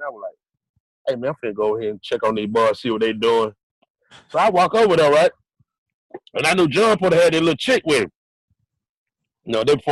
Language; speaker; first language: English; native; English